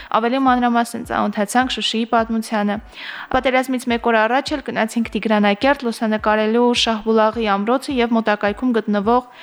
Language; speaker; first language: Armenian; native; Armenian